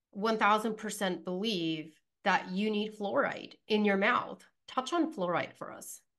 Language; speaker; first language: English; early bilingual, other home language; Pennsylvania German